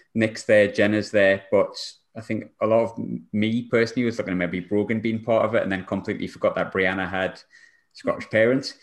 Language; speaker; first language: English; native; English